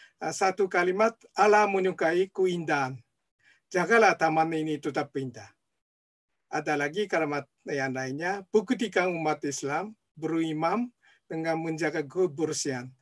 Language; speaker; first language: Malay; non-native, fluent; Japanese